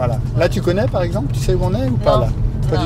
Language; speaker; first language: French; native; French